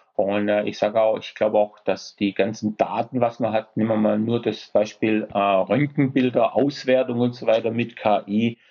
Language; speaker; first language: German; native; German